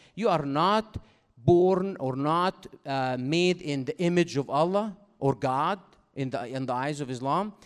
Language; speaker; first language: English; non-native, fluent; Arabic